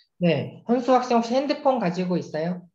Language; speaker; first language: Korean; native; Korean